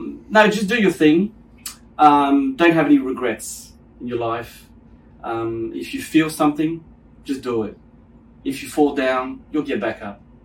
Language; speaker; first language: English; non-native, fluent; French